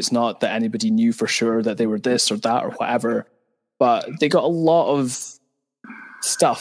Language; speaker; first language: English; native; English